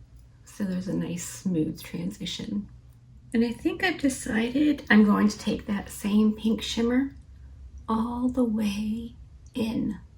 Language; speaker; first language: English; native; English